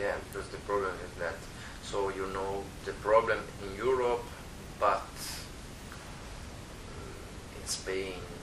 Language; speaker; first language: English; non-native, learner; Italian